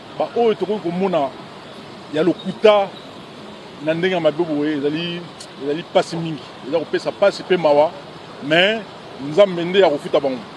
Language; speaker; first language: Lingala; native; Lingala